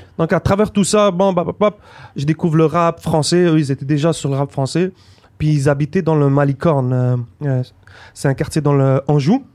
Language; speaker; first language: French; early bilingual, other home language; Arabic